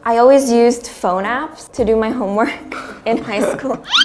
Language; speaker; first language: English; native; English